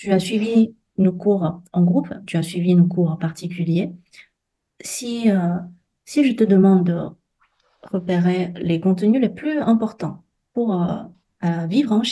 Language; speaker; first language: French; non-native, fluent; Chinese